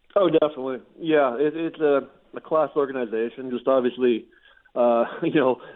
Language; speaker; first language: English; native; English